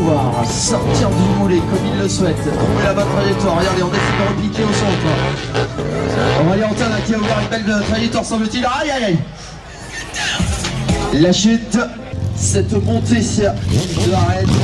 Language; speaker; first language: French; native; French